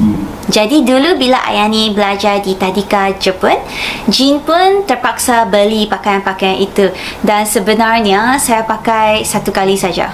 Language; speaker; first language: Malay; non-native, fluent; Japanese